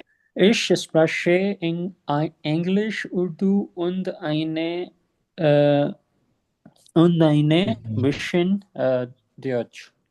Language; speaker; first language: German; non-native, learner; Urdu